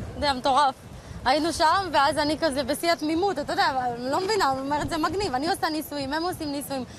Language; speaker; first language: Hebrew; early bilingual, other home language; Russian